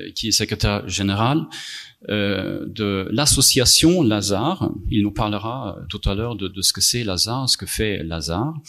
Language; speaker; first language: French; non-native, fluent; Swedish